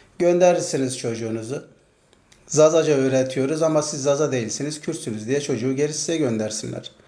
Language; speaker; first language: Turkish; non-native, local second language; Zaza